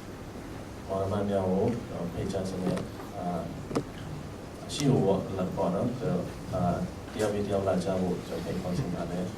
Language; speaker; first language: Burmese; non-native, local second language; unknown